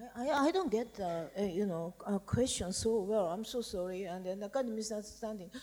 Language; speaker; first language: English; non-native, fluent; Japanese